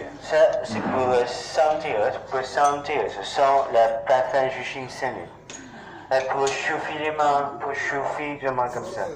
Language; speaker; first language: French; non-native, learner; Chinese